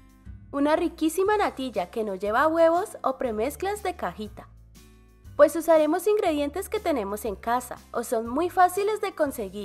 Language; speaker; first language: Spanish; native; Spanish